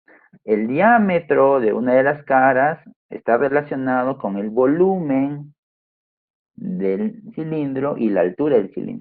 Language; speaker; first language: Spanish; native; Spanish